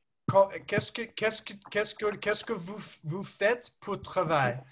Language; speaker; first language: French; non-native, learner; English